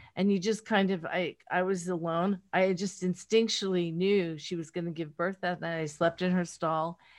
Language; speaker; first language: English; native; English